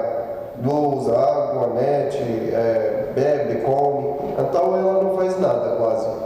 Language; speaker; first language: Portuguese; non-native, learner; Arabic